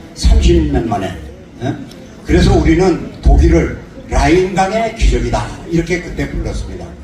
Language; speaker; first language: Korean; native; Korean